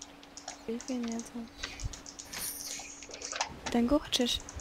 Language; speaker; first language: Russian; non-native, learner; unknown